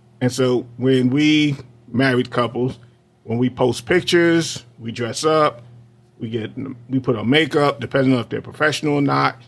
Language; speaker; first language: English; native; English